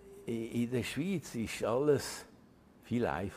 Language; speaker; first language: German; early bilingual, heritage; Italian